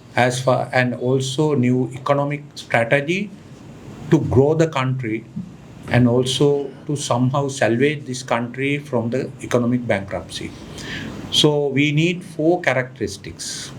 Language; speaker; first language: English; non-native, local second language; Sinhala